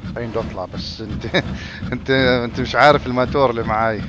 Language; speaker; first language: Arabic; native; Arabic